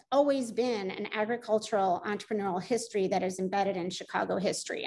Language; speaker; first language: English; native; English